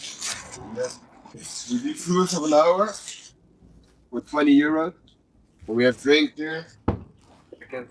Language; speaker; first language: English; non-native, fluent; Dutch